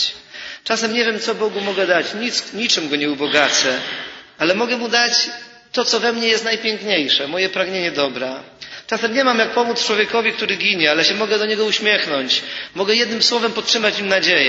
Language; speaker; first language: Polish; native; Polish